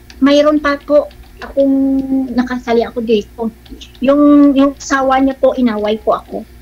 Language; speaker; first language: Filipino; non-native, local second language; Hiligaynon